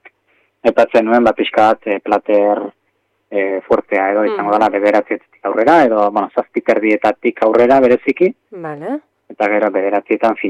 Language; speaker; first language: Basque; native; Basque